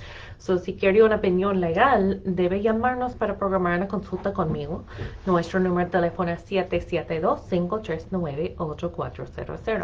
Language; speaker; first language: Spanish; non-native, fluent; English